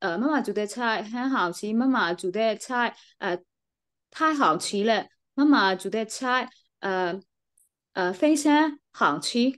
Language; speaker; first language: Chinese; non-native, learner; Burmese